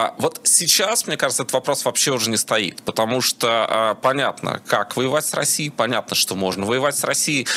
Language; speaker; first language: Russian; native; Russian